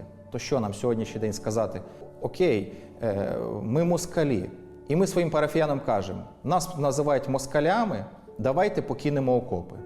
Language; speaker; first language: Ukrainian; native; Ukrainian